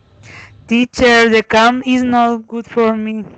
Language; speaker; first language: English; non-native, learner; Spanish